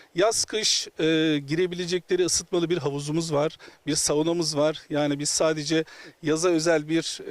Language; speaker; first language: Turkish; native; Turkish